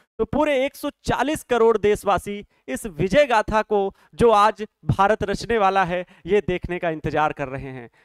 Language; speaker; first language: Hindi; native; Hindi